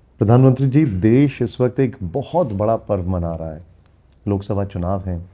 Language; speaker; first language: Hindi; native; Hindi